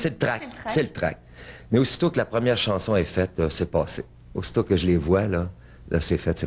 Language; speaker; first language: French; native; French